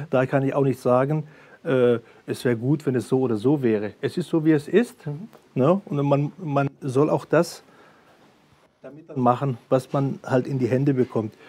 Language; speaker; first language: German; early bilingual, other home language; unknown